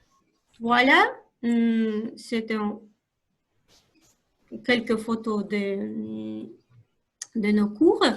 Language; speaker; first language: French; non-native, fluent; Russian